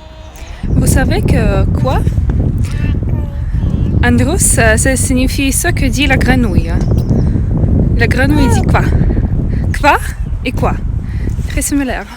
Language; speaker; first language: French; non-native, learner; Russian